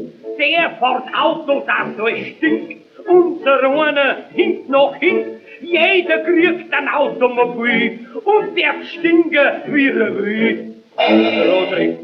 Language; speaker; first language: German; native; German